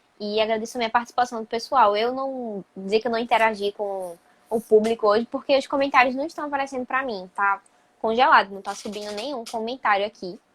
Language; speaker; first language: Portuguese; native; Portuguese